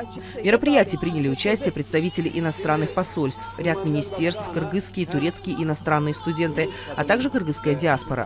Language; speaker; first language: Russian; native; Russian